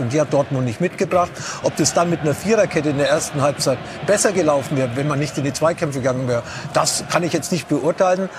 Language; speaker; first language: German; native; German